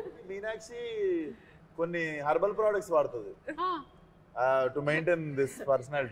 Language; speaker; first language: Telugu; native; Telugu